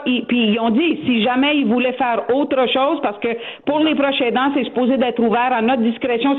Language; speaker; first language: French; native; French